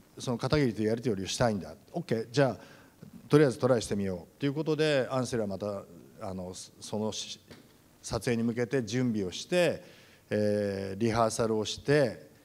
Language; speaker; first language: Japanese; native; Japanese